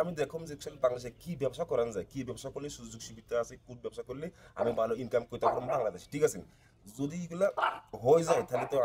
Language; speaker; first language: Bangla; non-native, learner; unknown